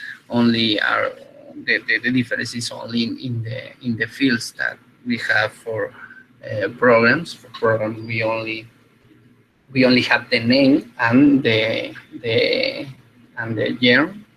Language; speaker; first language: English; non-native, fluent; Spanish